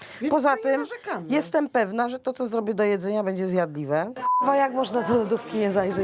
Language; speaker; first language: Polish; native; Polish